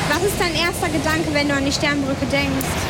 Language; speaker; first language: German; native; German